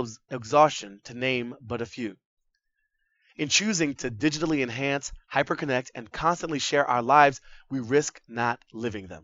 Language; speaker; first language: English; native; English